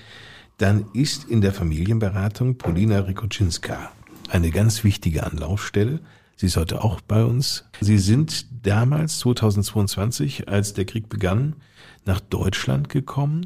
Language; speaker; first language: German; native; German